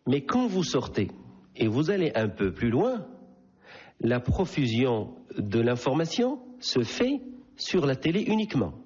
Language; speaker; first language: French; non-native, local second language; Arabic